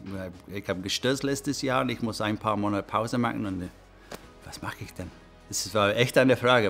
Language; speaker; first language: German; non-native, fluent; English